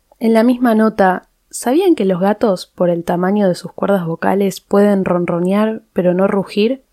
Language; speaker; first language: Spanish; native; Spanish